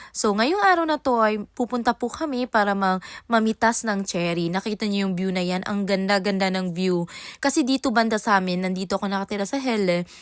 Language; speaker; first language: Filipino; non-native, local second language; Cebuano